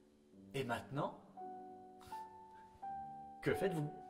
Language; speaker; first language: French; native; French